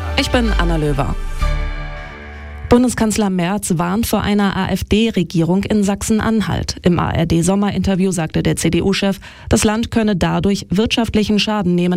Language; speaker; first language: German; native; German